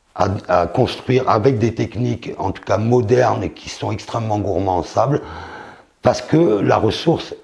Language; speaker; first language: French; native; French